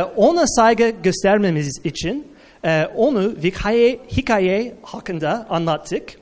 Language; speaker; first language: Turkish; non-native, fluent; English